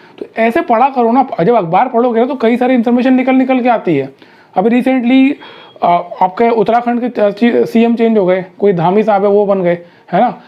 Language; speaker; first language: Hindi; native; Hindi